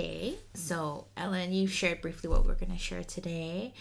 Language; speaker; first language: English; early bilingual, other home language; Spanish